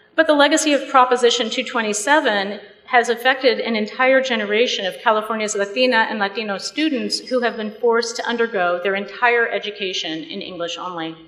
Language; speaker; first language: English; native; English